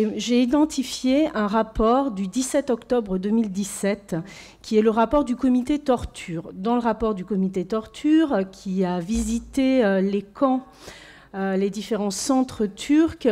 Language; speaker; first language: French; native; French